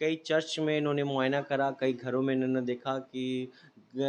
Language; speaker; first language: Hindi; native; Hindi